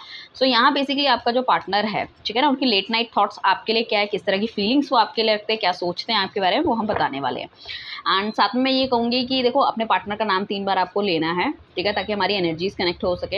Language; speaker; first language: Hindi; native; Hindi